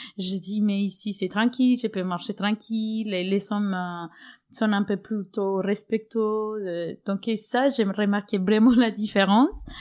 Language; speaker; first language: French; non-native, fluent; Spanish